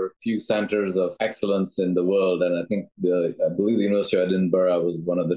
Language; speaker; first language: English; non-native, local second language; Tamil